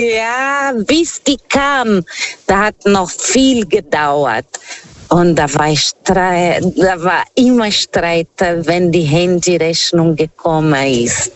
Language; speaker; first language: German; non-native, fluent; Portuguese